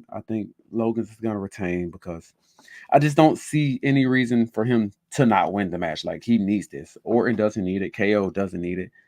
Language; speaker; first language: English; native; English